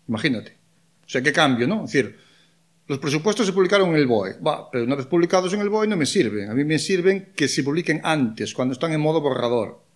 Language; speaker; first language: Spanish; non-native, local second language; Galician